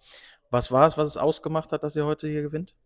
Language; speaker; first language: German; native; German